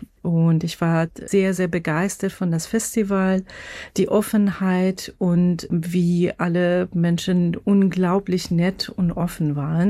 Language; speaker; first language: German; non-native, fluent; Persian